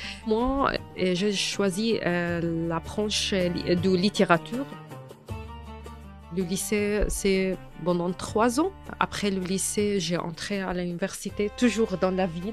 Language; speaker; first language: French; non-native, fluent; Arabic